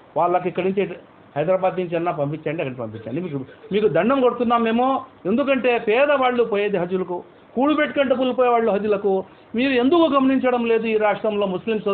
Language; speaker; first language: Telugu; non-native, local second language; Urdu